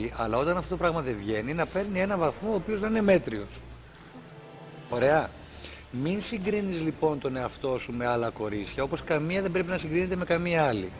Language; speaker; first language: Greek; native; Greek